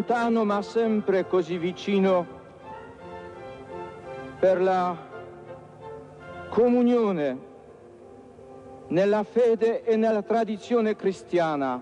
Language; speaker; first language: Italian; non-native, fluent; Polish